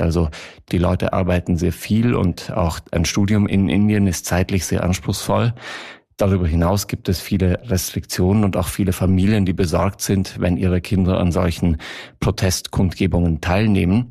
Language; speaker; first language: German; native; German